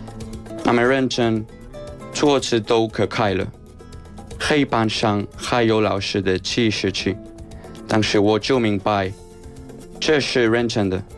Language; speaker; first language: Chinese; non-native, fluent; Spanish